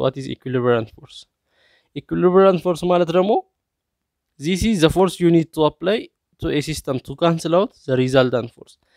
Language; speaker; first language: English; non-native, fluent; Amharic